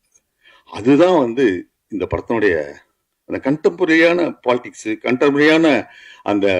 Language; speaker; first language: Tamil; native; Tamil